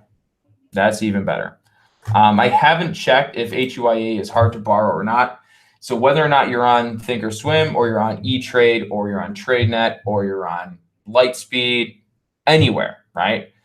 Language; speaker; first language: English; native; English